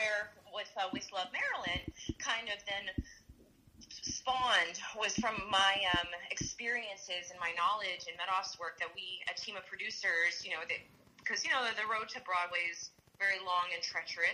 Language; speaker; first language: English; native; English